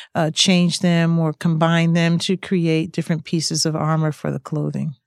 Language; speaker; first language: English; native; English